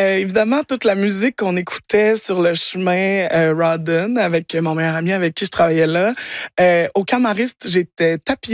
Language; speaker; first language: French; native; French